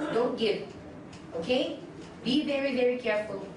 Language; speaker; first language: English; non-native, local second language; Filipino